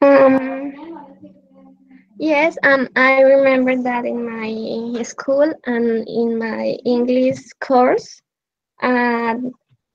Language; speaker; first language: English; non-native, learner; Spanish